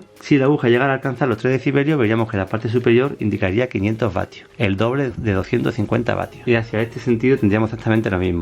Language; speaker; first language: Spanish; native; Spanish